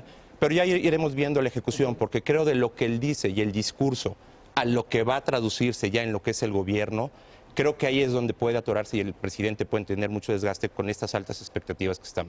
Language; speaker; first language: Spanish; native; Spanish